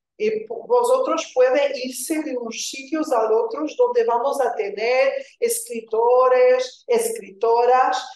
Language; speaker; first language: Spanish; non-native, fluent; Portuguese